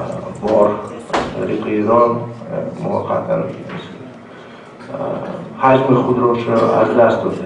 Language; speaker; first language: Persian; non-native, fluent; Kyrgyz